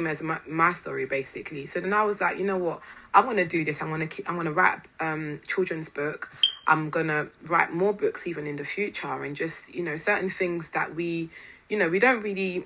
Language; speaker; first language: English; non-native, fluent; Lingala